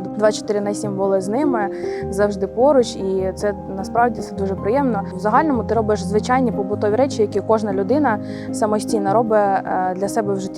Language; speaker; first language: Ukrainian; native; Ukrainian